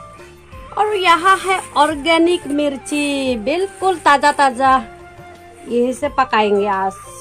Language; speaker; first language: Hindi; non-native, local second language; Chakma